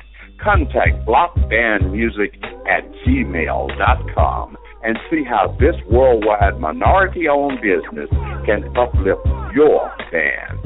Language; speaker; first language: English; native; English